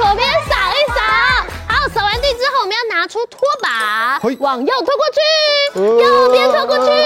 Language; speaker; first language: Chinese; native; Chinese